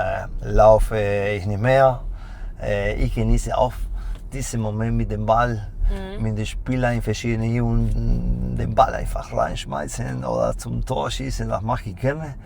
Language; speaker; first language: German; non-native, fluent; Spanish